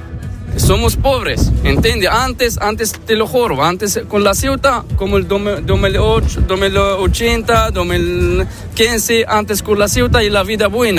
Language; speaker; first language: Spanish; non-native, learner; Arabic